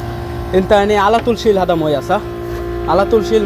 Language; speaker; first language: Arabic; non-native, learner; Bangla